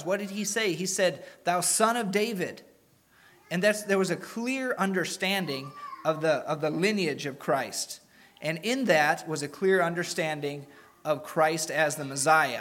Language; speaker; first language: English; native; English